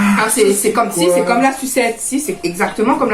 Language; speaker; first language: French; native; French